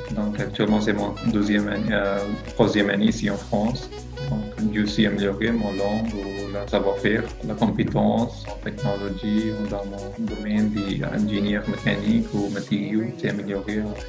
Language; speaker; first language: French; non-native, learner; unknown